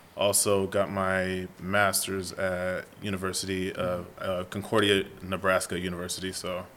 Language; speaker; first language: English; native; English